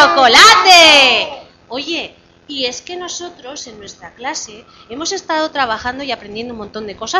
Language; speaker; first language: Spanish; native; Spanish